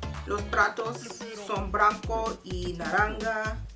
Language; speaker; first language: Spanish; non-native, learner; English